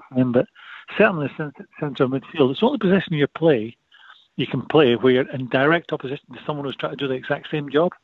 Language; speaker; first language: English; native; English